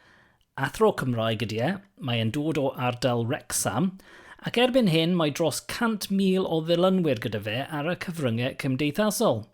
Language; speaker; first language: Welsh; non-native, local second language; English